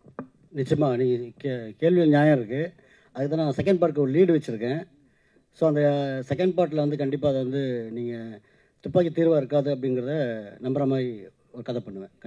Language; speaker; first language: Tamil; native; Tamil